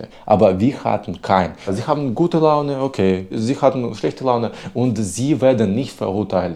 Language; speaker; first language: German; non-native, learner; Belarusian